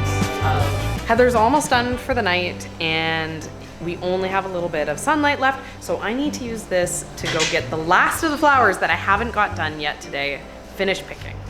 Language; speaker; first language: English; native; English